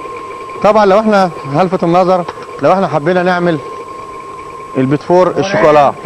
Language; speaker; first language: Arabic; native; Arabic